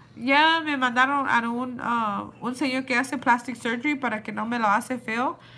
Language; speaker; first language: Spanish; early bilingual, heritage; Spanish